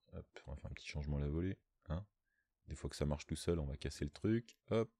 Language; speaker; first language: French; native; French